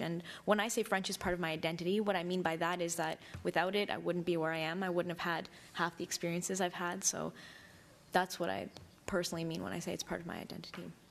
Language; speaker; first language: English; native; English